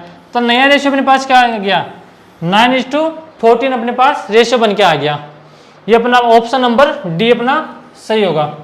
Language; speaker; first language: Hindi; native; Hindi